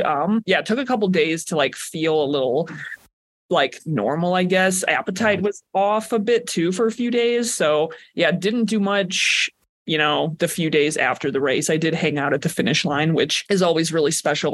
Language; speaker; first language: English; native; English